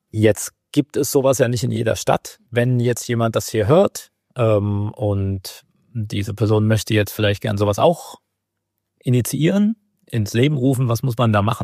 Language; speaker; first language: German; native; German